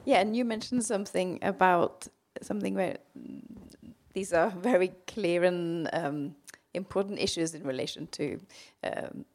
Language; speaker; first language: English; non-native, fluent; Norwegian